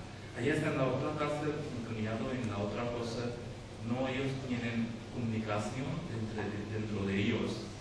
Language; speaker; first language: Spanish; non-native, learner; Urdu